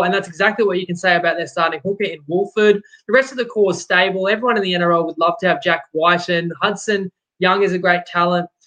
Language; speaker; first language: English; native; English